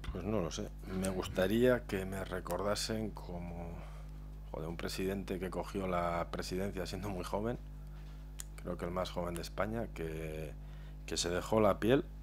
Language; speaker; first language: Spanish; native; Spanish